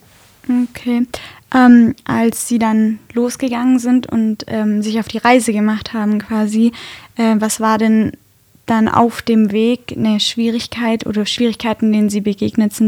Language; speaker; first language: German; native; German